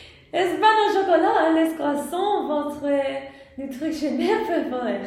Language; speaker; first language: French; non-native, learner; English